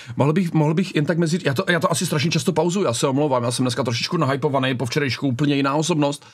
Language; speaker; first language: Czech; native; Czech